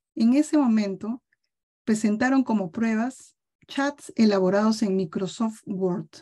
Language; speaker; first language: Spanish; native; Spanish